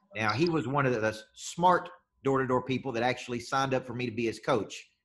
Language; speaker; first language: English; native; English